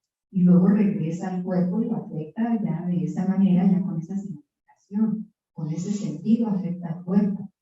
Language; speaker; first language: Spanish; native; Spanish